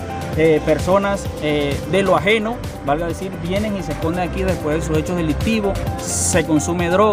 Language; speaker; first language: Spanish; native; Spanish